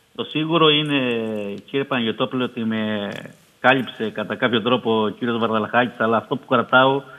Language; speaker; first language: Greek; native; Greek